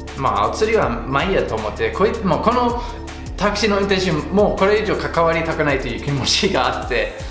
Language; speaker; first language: Japanese; non-native, fluent; English